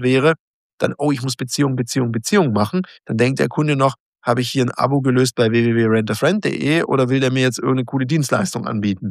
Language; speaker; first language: German; native; German